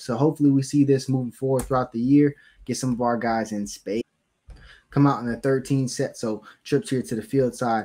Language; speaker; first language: English; native; English